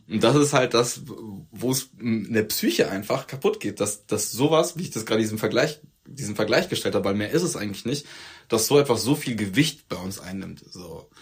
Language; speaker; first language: German; early bilingual, other home language; Turkish